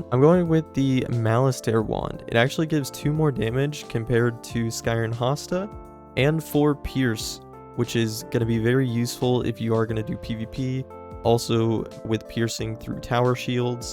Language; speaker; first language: English; native; English